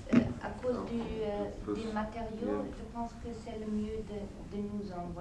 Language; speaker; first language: French; non-native, fluent; German